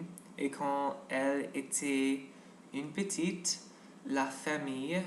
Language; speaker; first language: French; non-native, learner; English